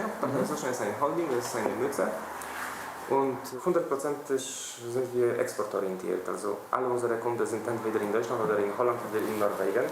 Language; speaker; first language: German; non-native, fluent; Polish